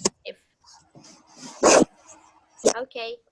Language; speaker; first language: English; non-native, learner; Vietnamese